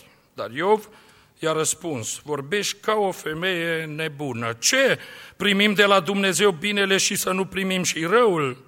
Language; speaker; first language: Romanian; native; Romanian